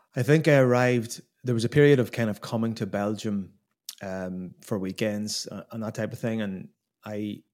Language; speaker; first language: English; native; English